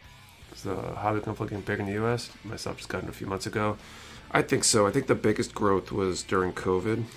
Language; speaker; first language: English; native; English